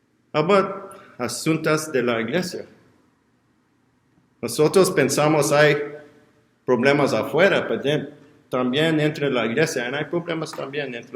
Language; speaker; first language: Spanish; non-native, learner; English